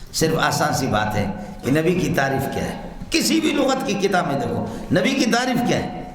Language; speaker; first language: Urdu; non-native, local second language; Brahui